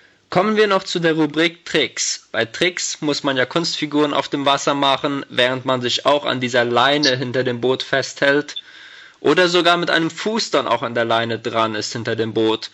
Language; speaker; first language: German; native; German